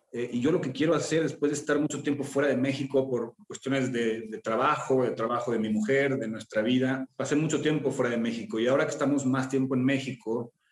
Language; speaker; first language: Spanish; native; Spanish